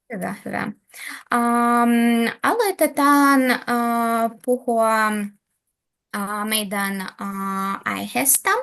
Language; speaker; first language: Finnish; non-native, learner; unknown